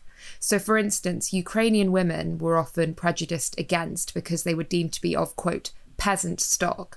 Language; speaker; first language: English; native; English